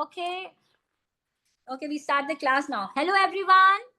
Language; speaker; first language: English; non-native, fluent; Hindi